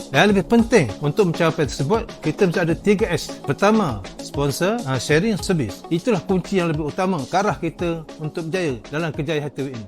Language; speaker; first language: Malay; native; Malay